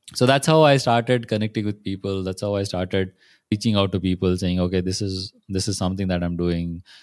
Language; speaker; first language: English; non-native, local second language; Marathi